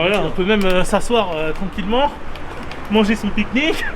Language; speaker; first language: French; native; French